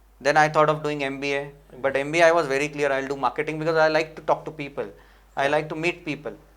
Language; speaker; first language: Hindi; non-native, local second language; Marwari